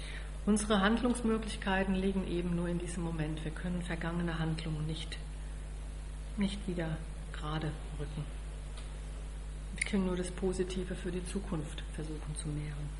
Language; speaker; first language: German; native; German